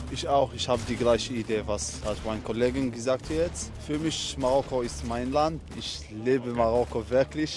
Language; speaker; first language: German; non-native, learner; Arabic